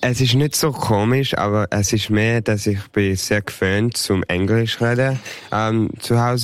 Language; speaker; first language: German; early bilingual, heritage; English